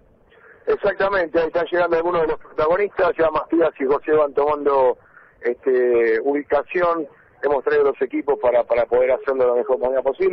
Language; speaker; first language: Spanish; native; Spanish